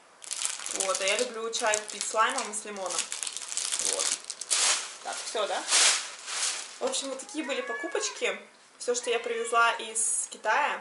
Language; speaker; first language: Russian; native; Russian